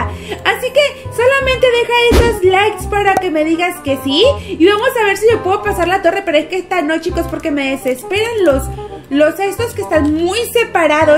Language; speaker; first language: Spanish; native; Spanish